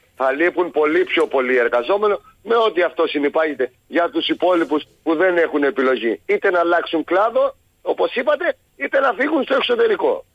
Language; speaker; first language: Greek; native; Greek